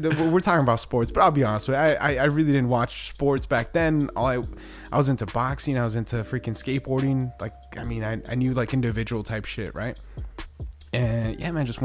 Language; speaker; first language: English; early bilingual, other home language; Spanish